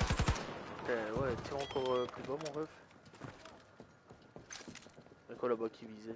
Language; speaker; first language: French; native; French